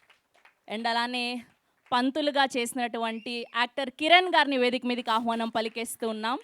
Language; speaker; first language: Telugu; native; Telugu